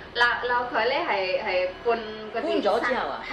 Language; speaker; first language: Chinese; non-native, learner; Indonesian